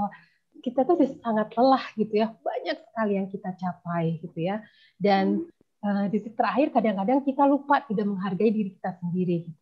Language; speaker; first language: Indonesian; native; Indonesian